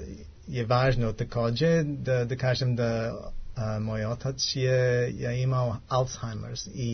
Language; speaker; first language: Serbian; non-native, learner; English